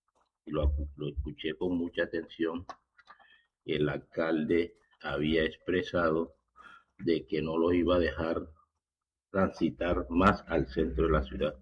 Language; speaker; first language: Spanish; native; Spanish